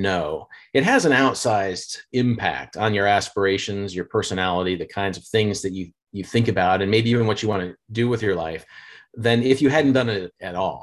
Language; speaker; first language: English; native; English